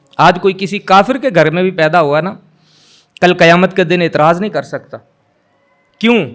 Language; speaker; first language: Urdu; non-native, local second language; Punjabi